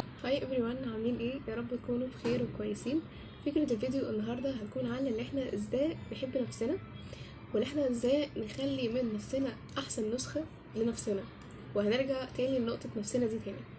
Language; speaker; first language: Arabic; native; Arabic